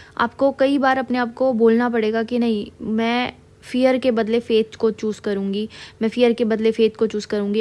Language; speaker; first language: Hindi; native; Hindi